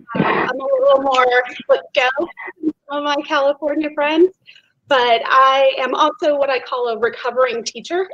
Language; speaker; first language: English; native; English